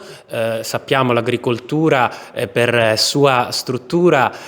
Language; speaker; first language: Italian; native; Italian